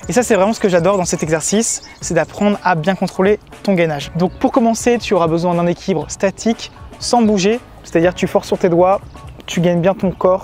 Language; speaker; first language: French; native; French